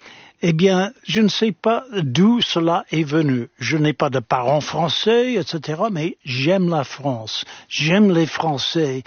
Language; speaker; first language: French; non-native, fluent; English